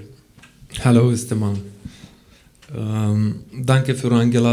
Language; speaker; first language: German; non-native, learner; Romanian